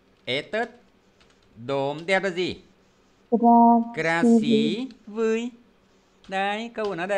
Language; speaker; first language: Vietnamese; native; Vietnamese